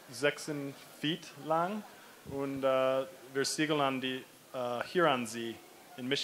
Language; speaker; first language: German; non-native, learner; English